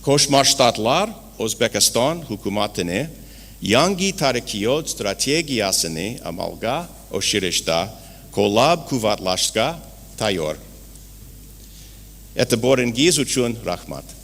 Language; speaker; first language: Uzbek; non-native, learner; English